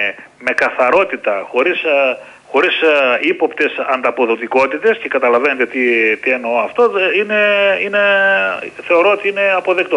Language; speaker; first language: Greek; native; Greek